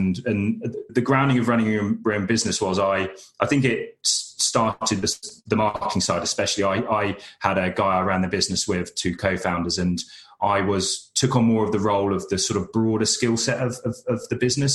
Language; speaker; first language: English; native; English